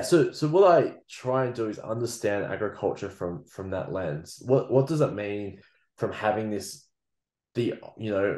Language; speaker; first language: English; native; English